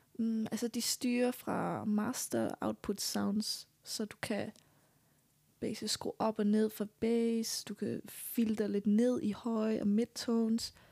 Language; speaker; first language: Danish; native; Danish